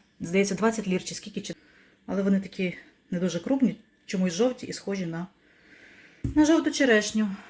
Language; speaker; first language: Ukrainian; non-native, local second language; Russian